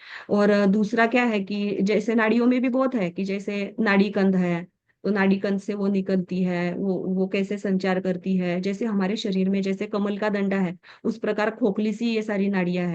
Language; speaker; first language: Hindi; native; Hindi